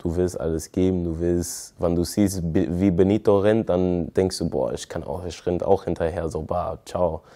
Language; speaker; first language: German; non-native, fluent; English